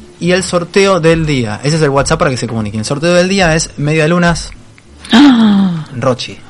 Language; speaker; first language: Spanish; native; Spanish